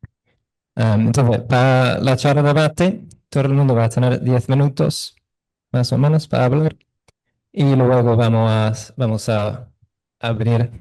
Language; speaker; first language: Spanish; non-native, fluent; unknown